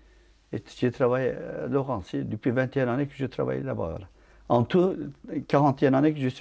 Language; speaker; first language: French; non-native, fluent; Turkish